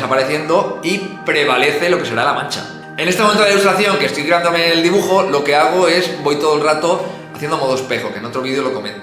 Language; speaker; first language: Spanish; native; Spanish